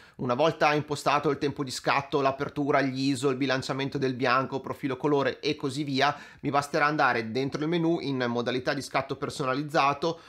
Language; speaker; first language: Italian; native; Italian